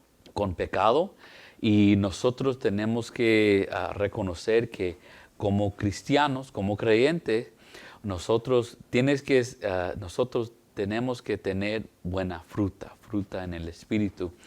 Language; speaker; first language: Spanish; early bilingual, heritage; English